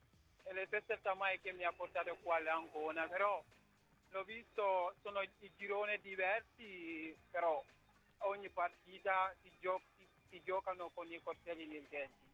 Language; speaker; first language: Italian; non-native, fluent; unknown